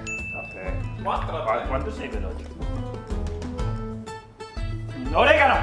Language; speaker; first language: Italian; non-native, fluent; Spanish